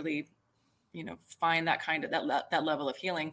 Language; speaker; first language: English; native; English